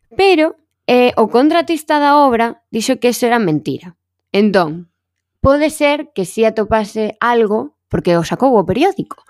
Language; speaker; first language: Galician; non-native, local second language; Spanish